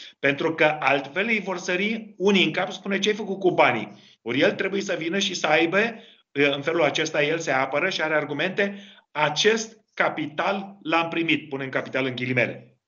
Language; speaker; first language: Romanian; native; Romanian